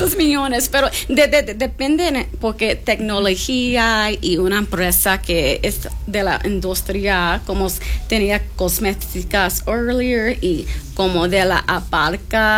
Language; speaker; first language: Spanish; non-native, learner; English